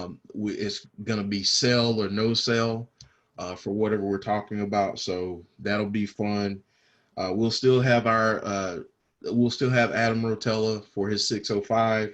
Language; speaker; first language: English; native; English